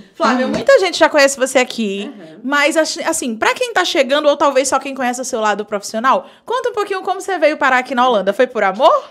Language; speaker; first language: Portuguese; native; Portuguese